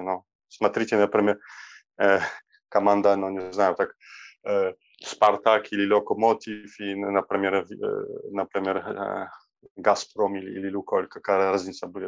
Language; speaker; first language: Russian; non-native, learner; Polish